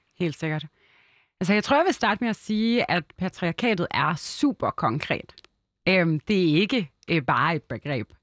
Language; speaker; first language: Danish; early bilingual, other home language; Arabic